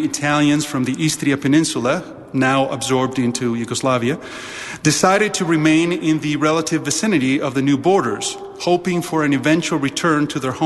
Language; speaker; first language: English; non-native, fluent; Italian